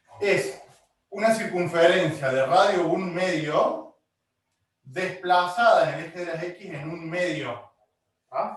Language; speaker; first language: Spanish; native; Spanish